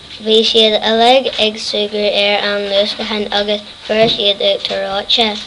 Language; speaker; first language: Irish; non-native, local second language; English